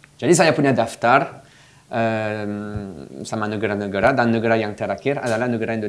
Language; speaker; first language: Indonesian; non-native, fluent; French